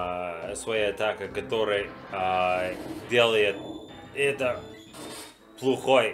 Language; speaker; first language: Russian; non-native, learner; English